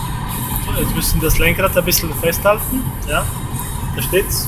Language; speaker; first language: German; native; German